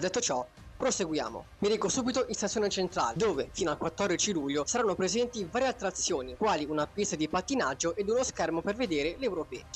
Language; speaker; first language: Italian; native; Italian